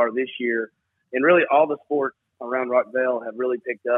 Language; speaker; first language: English; native; English